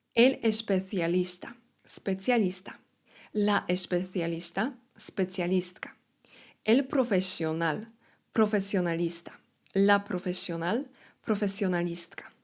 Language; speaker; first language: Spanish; non-native, fluent; Polish